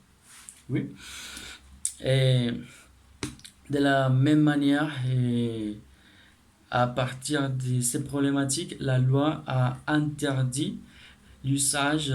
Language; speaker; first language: French; non-native, learner; Spanish